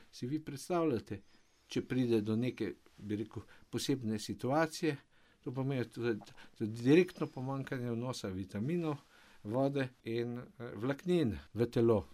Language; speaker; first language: Slovenian; native; Slovenian